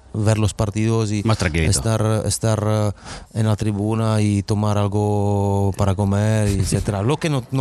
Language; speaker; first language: Spanish; non-native, fluent; Czech